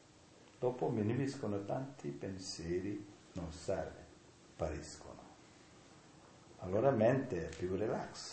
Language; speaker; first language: Italian; non-native, learner; Tibetan